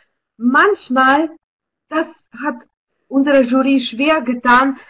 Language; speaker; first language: German; non-native, fluent; Russian